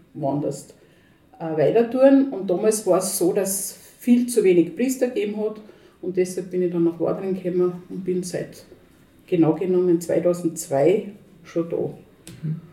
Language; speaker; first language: German; native; German